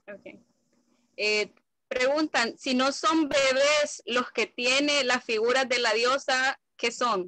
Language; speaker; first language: Spanish; native; Spanish